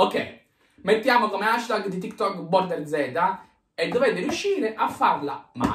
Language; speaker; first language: Italian; native; Italian